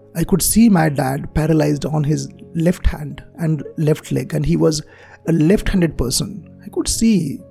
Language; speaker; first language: English; non-native, local second language; Marathi